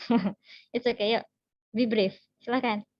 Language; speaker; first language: English; non-native, learner; Indonesian